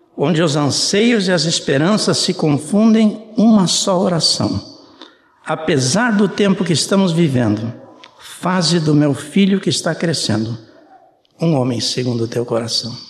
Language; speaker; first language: Portuguese; native; Portuguese